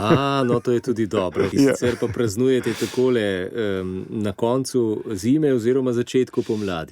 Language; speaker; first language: Slovenian; native; Slovenian